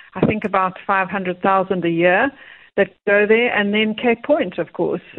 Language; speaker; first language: English; native; English